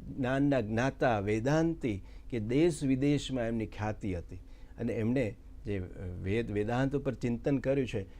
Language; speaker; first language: Gujarati; native; Gujarati